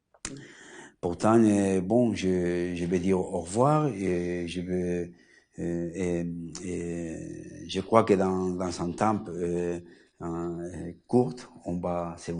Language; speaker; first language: French; non-native, learner; Spanish